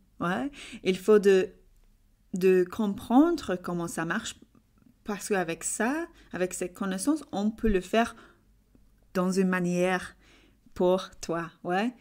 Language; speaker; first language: French; non-native, learner; English